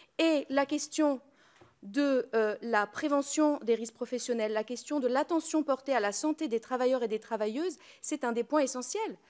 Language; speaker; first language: French; native; French